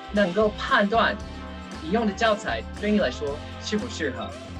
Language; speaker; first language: Chinese; non-native, fluent; English